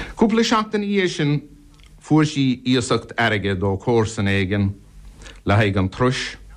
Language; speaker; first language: Irish; non-native, local second language; English